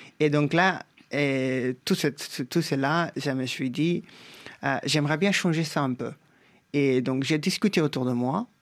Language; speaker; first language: French; non-native, fluent; Bangla